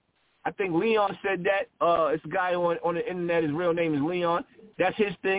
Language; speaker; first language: English; native; English